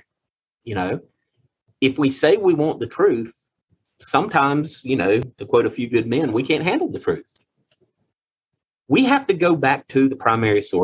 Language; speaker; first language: English; native; English